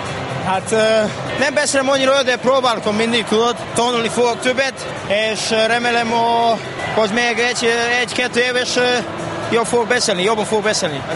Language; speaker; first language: Hungarian; non-native, learner; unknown